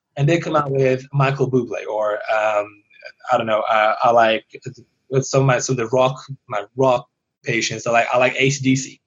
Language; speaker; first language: English; early bilingual, other home language; Persian